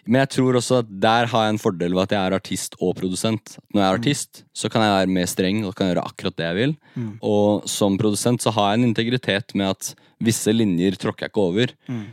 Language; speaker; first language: Norwegian; native; Norwegian